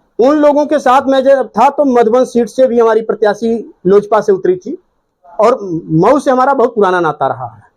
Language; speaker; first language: Hindi; native; Hindi